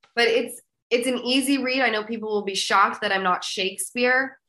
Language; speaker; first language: English; native; English